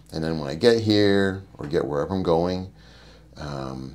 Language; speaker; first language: English; native; English